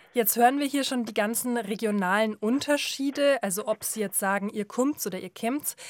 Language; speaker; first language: German; native; German